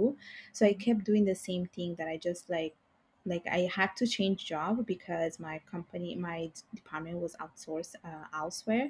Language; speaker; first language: English; non-native, fluent; Bangla